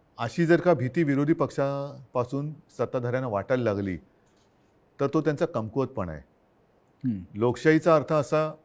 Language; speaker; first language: Marathi; native; Marathi